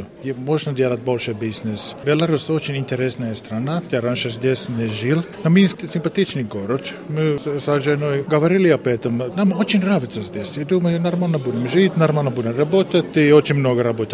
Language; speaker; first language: Russian; non-native, learner; Finnish